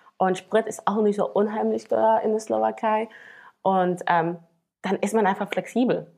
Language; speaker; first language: German; non-native, fluent; Slovak